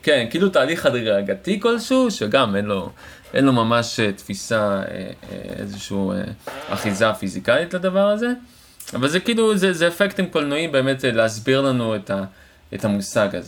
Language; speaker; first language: Hebrew; native; Hebrew